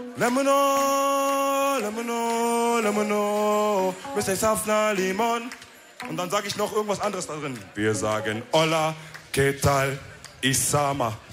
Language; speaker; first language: German; early bilingual, other home language; Wolof